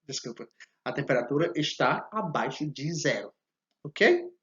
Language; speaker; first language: Portuguese; non-native, fluent; English